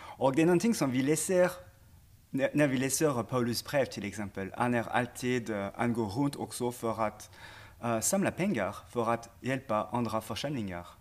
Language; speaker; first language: Swedish; non-native, fluent; French